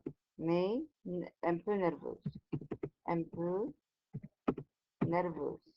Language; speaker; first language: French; non-native, fluent; Arabic